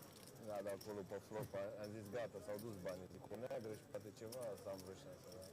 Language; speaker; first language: Romanian; native; Romanian